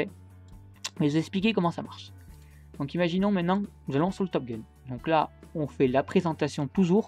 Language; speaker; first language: French; native; French